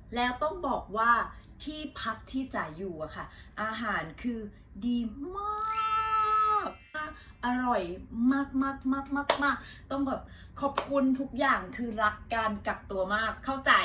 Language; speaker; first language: Thai; native; Thai